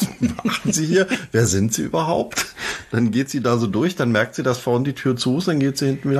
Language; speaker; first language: German; native; German